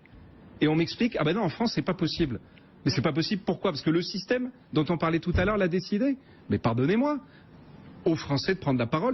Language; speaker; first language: French; native; French